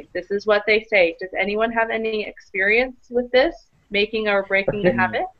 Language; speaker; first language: English; native; English